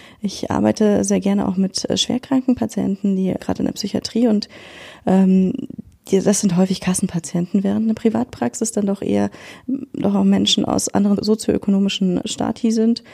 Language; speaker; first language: German; native; German